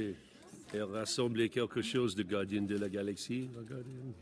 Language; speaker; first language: French; non-native, learner; English